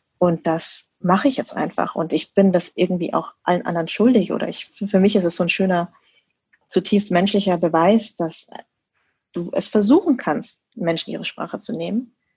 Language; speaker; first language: German; early bilingual, other home language; Vietnamese